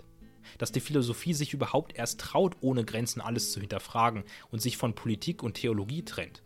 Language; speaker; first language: German; native; German